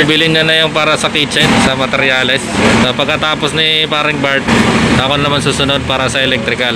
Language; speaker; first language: Filipino; native; Filipino